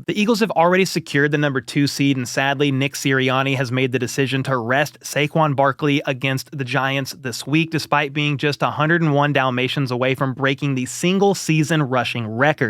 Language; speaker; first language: English; native; English